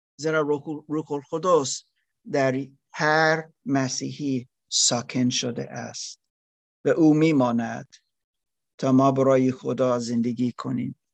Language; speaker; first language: Persian; non-native, learner; German